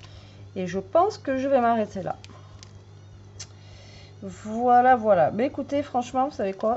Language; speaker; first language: French; native; French